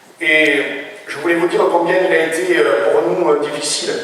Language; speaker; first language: French; native; French